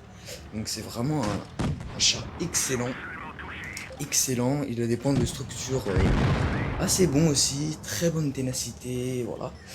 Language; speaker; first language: French; native; French